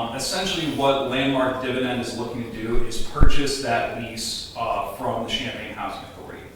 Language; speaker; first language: English; native; English